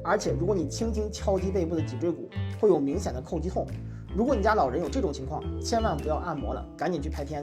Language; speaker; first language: Chinese; native; Chinese